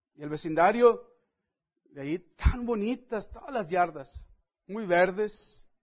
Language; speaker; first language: Spanish; non-native, fluent; English